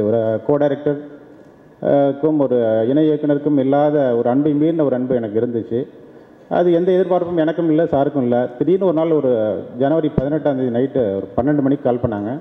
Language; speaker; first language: Tamil; native; Tamil